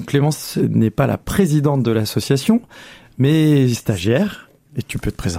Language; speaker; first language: French; native; French